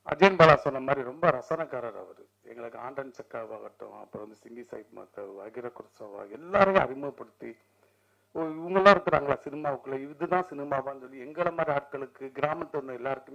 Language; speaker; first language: Tamil; native; Tamil